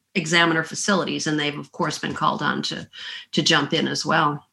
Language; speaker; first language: English; native; English